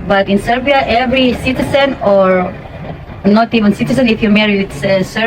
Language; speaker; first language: English; non-native, fluent; Indonesian